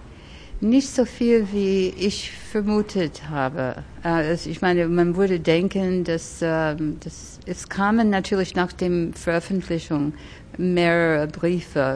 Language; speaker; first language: German; early bilingual, other home language; French